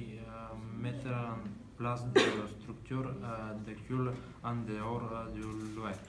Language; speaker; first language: French; non-native, learner; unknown